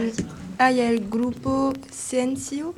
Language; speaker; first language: Spanish; non-native, learner; French